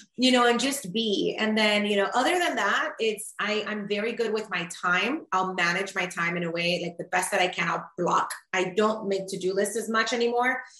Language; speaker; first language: English; early bilingual, other home language; Spanish